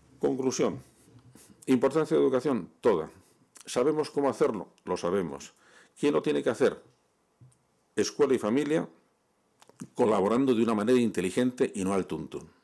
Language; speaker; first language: Spanish; native; Spanish